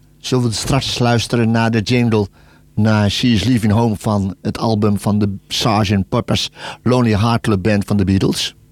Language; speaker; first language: Dutch; native; Dutch